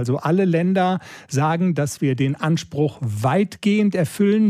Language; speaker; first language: German; native; German